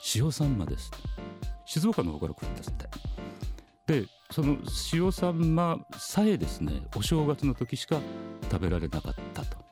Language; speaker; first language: Japanese; native; Japanese